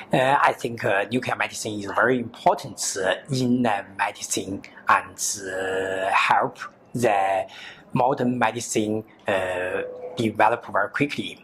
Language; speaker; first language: English; non-native, learner; Chinese